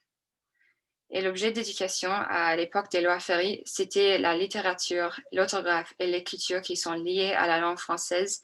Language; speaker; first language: French; non-native, fluent; English